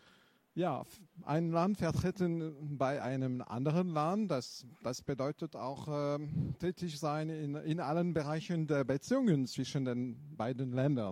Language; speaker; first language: German; non-native, fluent; French